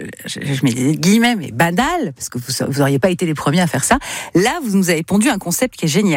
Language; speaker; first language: French; native; French